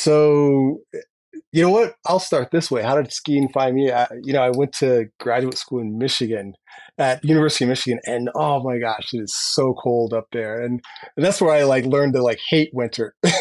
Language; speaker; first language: English; native; English